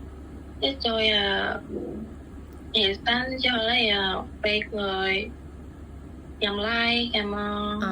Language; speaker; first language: Cantonese; non-native, learner; Indonesian